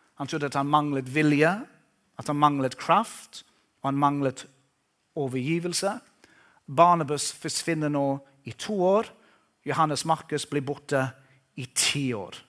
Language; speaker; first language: Norwegian; non-native, fluent; English